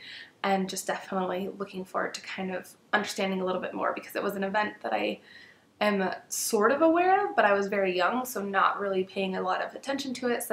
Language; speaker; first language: English; native; English